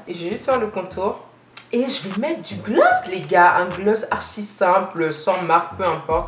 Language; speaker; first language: French; native; French